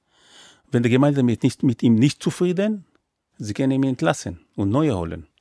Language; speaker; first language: German; non-native, fluent; Hebrew